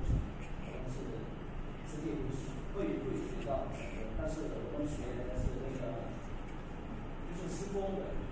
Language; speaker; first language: Chinese; non-native, fluent; Lao